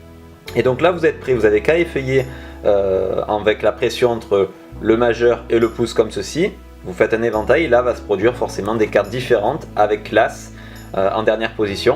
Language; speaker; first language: French; native; French